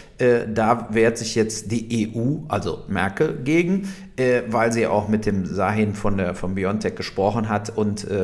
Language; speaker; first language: German; native; German